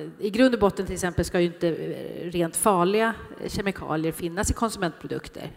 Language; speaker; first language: Swedish; native; Swedish